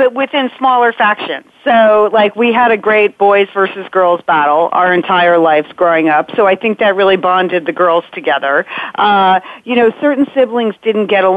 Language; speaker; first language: English; native; English